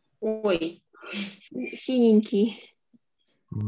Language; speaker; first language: Russian; native; Russian